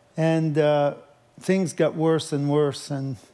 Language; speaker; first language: English; native; English